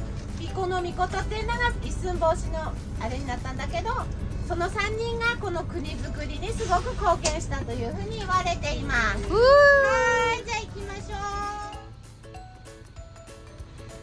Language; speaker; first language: Japanese; native; Japanese